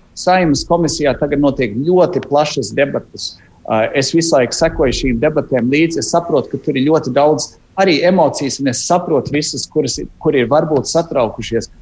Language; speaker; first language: Latvian; early bilingual, heritage; Latvian